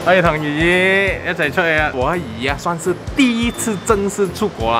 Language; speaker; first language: Chinese; non-native, local second language; Cantonese